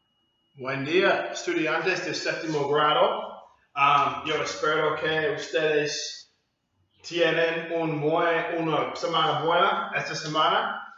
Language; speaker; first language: Spanish; non-native, learner; English